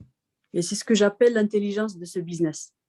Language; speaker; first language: French; non-native, local second language; Arabic